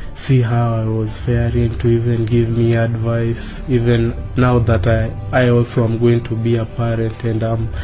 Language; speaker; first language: English; non-native, local second language; Kikuyu